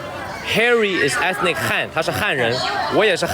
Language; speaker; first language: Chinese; early bilingual, heritage; English